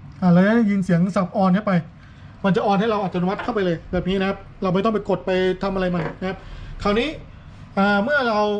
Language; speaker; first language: Thai; native; Thai